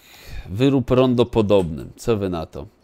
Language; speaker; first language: Polish; native; Polish